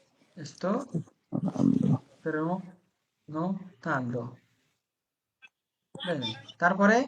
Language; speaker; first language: Italian; non-native, fluent; Bangla